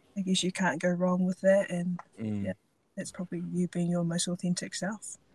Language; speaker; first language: English; native; English